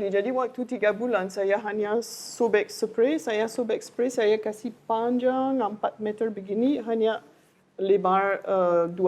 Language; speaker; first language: Indonesian; non-native, learner; French